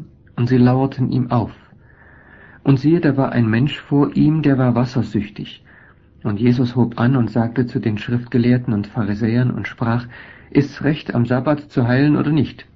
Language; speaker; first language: German; native; German